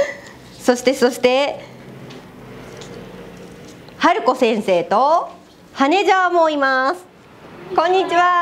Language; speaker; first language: Japanese; native; Japanese